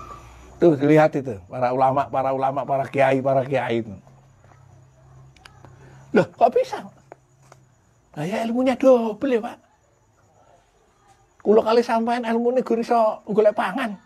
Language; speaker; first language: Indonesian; non-native, local second language; Javanese